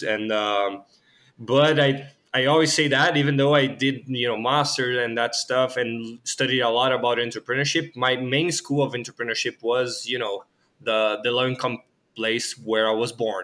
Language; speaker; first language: English; non-native, fluent; Portuguese